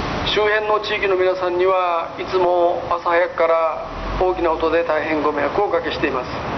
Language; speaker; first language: Japanese; native; Japanese